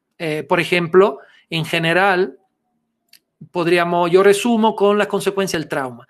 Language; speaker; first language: Spanish; non-native, fluent; Italian